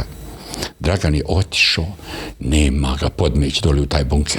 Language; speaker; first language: Bosnian; native; Bosnian